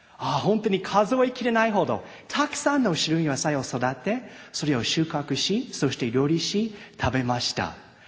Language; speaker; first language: Japanese; non-native, fluent; English